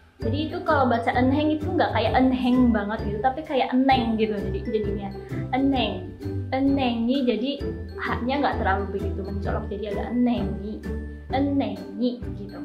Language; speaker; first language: Indonesian; native; Indonesian